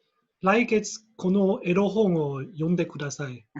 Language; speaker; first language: Japanese; non-native, learner; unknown